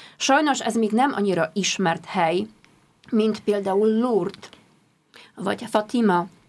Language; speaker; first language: Hungarian; non-native, fluent; Polish